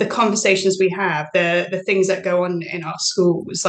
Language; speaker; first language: English; native; English